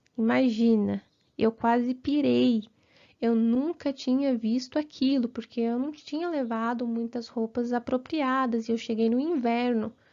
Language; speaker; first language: Portuguese; native; Portuguese